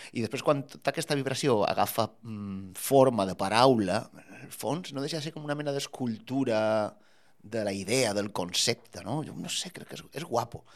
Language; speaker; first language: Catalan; native; Catalan